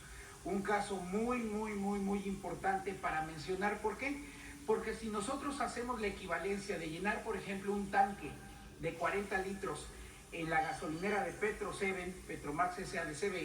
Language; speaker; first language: Spanish; native; Spanish